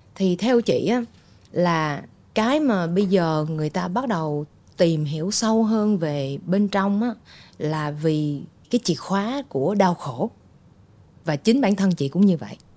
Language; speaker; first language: Vietnamese; early bilingual, heritage; Vietnamese